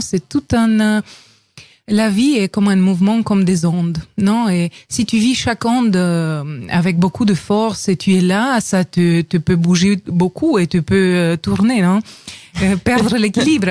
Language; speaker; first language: French; non-native, fluent; Romanian